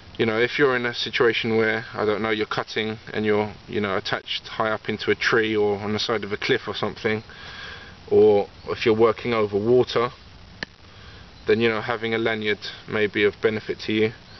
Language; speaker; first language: English; native; English